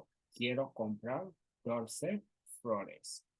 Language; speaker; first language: Spanish; non-native, learner; Swahili